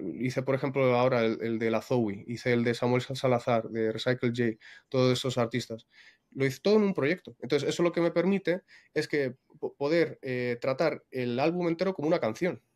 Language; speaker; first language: Spanish; non-native, fluent; Russian